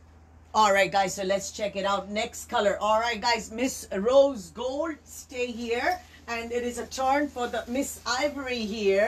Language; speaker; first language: English; non-native, local second language; Urdu